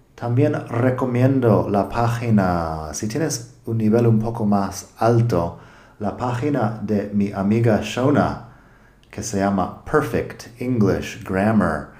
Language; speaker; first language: Spanish; non-native, fluent; English